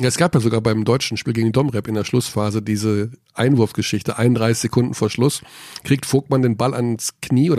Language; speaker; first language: German; native; German